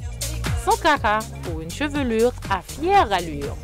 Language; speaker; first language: Haitian Creole; native; Haitian Creole